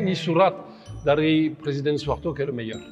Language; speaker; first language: Indonesian; non-native, fluent; French